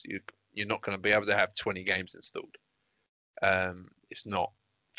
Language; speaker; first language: English; native; English